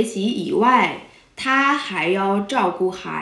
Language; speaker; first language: Chinese; non-native, fluent; Vietnamese